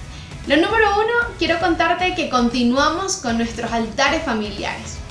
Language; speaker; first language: Spanish; native; Spanish